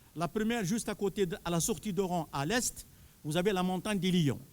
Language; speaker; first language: French; non-native, local second language; Arabic